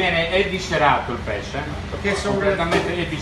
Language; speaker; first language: Italian; native; Italian